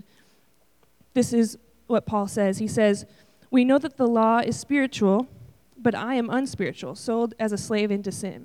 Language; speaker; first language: English; native; English